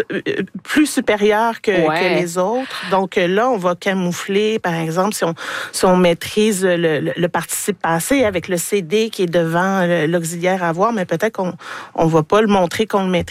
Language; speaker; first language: French; native; French